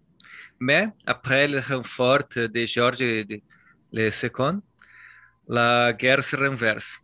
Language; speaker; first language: French; non-native, learner; Portuguese